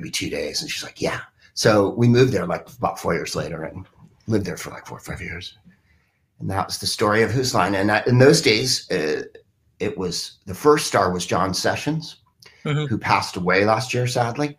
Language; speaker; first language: English; native; English